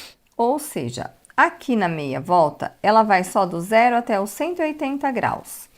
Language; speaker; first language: Portuguese; native; Portuguese